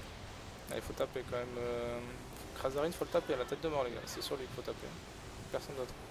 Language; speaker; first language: French; native; French